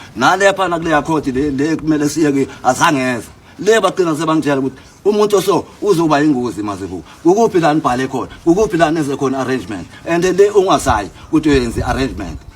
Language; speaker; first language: Zulu; native; Zulu